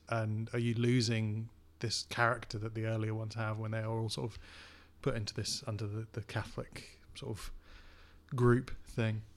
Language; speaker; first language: English; native; English